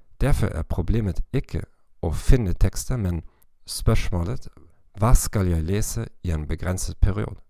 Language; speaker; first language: Norwegian; non-native, learner; German